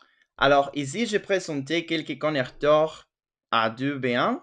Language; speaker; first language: French; non-native, fluent; Spanish